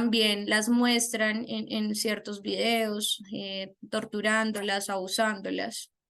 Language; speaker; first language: Spanish; native; Spanish